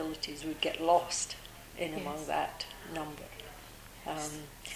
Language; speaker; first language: English; native; English